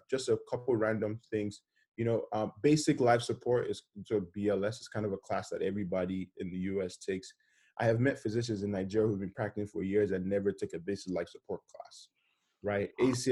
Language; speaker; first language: English; non-native, local second language; Yoruba